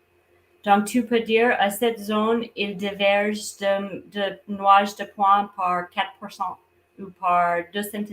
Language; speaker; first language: French; non-native, fluent; English